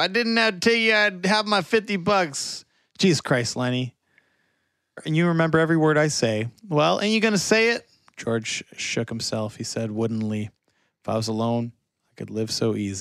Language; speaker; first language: English; native; English